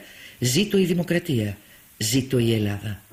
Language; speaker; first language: Greek; native; Greek